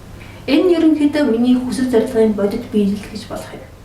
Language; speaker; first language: Mongolian; native; Mongolian